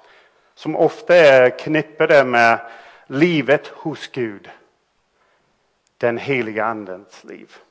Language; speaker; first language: Swedish; non-native, fluent; English